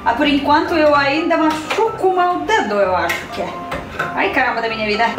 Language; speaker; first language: Portuguese; non-native, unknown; Russian